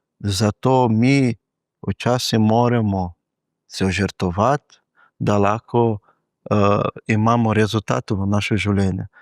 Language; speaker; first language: Slovenian; non-native, fluent; Portuguese